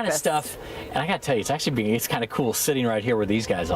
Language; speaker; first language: English; native; English